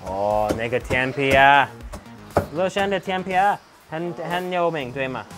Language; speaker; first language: Chinese; non-native, learner; English